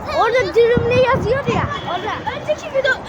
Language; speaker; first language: Turkish; early bilingual, heritage; Turkish